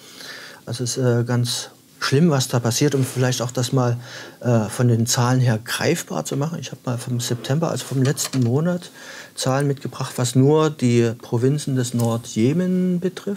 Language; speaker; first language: German; native; German